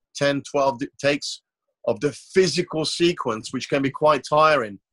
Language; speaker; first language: English; non-native, fluent; Croatian